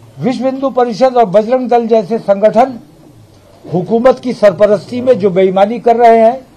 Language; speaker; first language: Hindi; native; Hindi